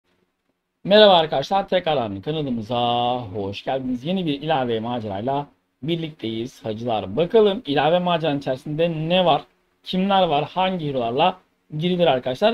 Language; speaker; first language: Turkish; native; Turkish